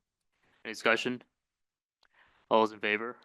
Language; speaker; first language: English; native; English